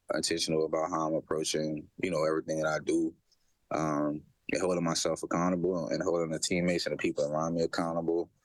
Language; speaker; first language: English; native; English